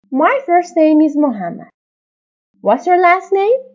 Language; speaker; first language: English; non-native, fluent; Persian